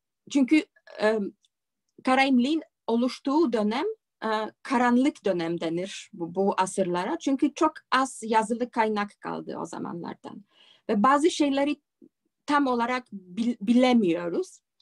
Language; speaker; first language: Turkish; non-native, fluent; Polish